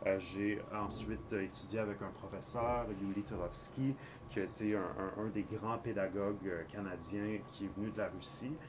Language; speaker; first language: French; native; French